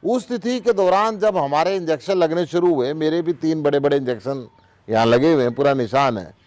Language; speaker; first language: Hindi; native; Hindi